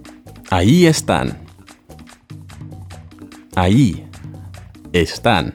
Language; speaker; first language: Spanish; non-native, learner; English